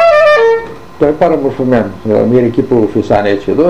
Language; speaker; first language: Greek; native; Greek